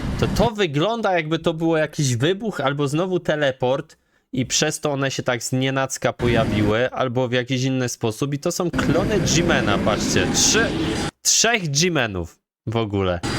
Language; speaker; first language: Polish; native; Polish